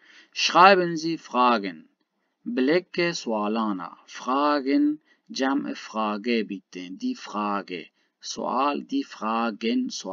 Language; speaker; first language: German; non-native, fluent; Baluchi